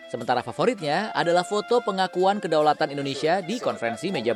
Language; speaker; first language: Indonesian; native; Indonesian